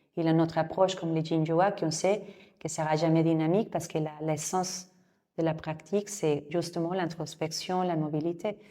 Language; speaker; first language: French; non-native, fluent; Spanish